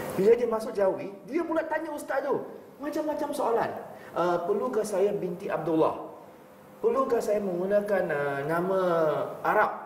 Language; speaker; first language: Malay; non-native, local second language; Chinese